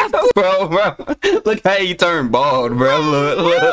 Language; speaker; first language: English; native; English